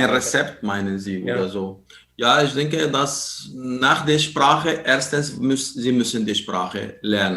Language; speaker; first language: German; non-native, learner; Arabic